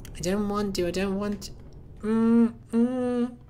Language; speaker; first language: English; native; English